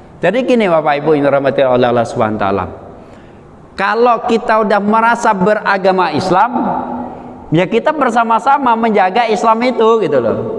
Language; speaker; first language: Indonesian; non-native, local second language; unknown